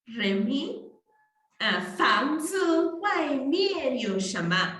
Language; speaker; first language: Chinese; non-native, fluent; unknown